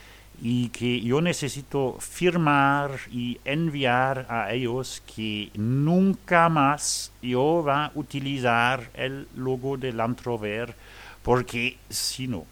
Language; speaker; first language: Spanish; non-native, learner; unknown